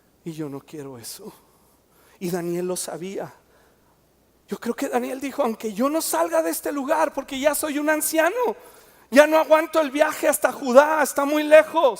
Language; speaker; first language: Spanish; native; Spanish